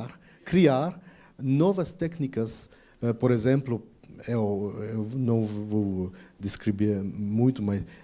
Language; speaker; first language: Portuguese; non-native, fluent; French